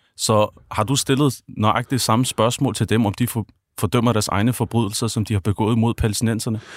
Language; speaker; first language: Danish; early bilingual, other home language; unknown